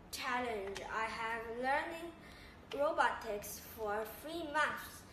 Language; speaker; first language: English; non-native, learner; Chinese